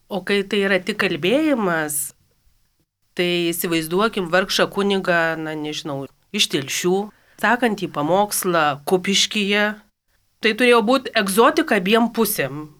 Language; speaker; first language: Lithuanian; native; Lithuanian